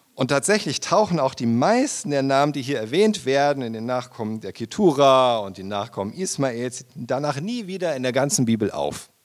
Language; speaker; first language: German; native; German